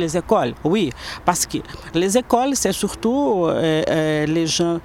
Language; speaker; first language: French; non-native, learner; Portuguese